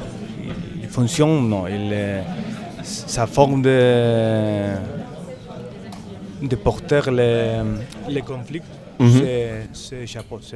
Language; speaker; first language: French; non-native, learner; Spanish